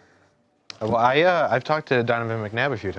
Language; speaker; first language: English; native; English